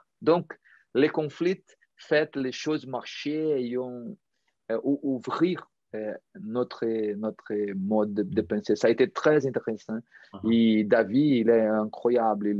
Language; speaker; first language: French; non-native, fluent; Portuguese